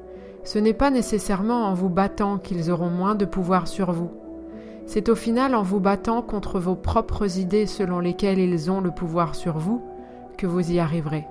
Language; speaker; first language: French; native; French